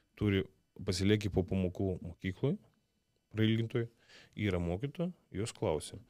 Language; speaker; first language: Lithuanian; non-native, local second language; Russian